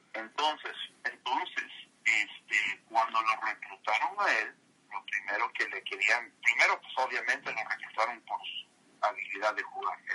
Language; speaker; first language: Spanish; early bilingual, heritage; Spanish